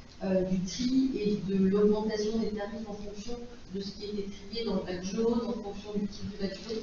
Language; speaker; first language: French; native; French